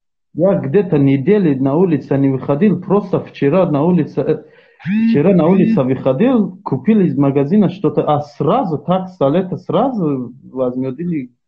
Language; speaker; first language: Russian; non-native, learner; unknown